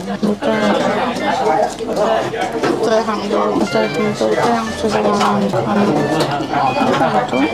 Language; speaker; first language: Chinese; non-native, learner; Korean